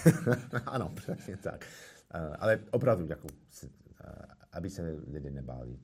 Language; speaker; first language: Czech; non-native, fluent; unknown